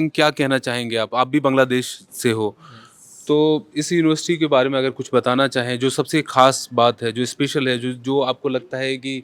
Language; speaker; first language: Hindi; native; Hindi